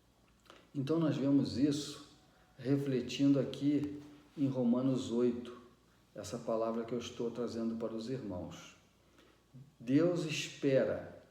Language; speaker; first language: Portuguese; native; Portuguese